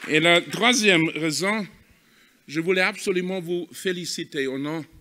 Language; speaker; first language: French; non-native, fluent; German